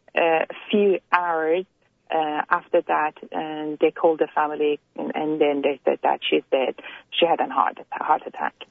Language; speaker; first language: English; non-native, fluent; Persian